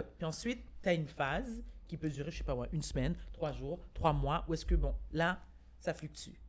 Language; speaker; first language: French; native; French